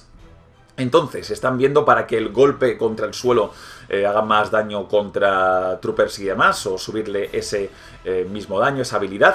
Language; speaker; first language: Spanish; native; Spanish